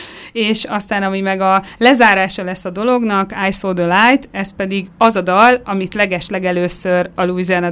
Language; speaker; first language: Hungarian; native; Hungarian